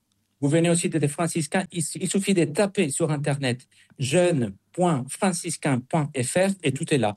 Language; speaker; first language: French; non-native, fluent; Spanish